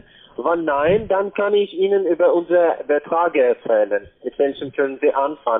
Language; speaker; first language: German; non-native, learner; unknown